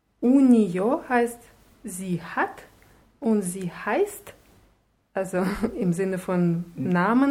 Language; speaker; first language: German; non-native, fluent; Russian